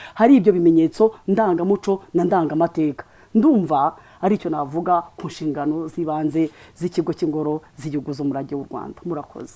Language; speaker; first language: Kinyarwanda; native; Kinyarwanda